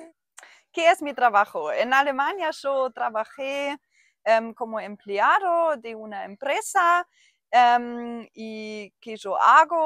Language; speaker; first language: Spanish; non-native, fluent; German